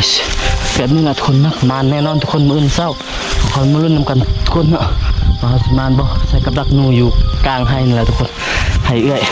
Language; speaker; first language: Thai; non-native, local second language; Lao